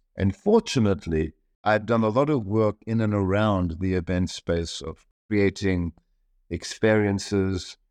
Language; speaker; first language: English; native; English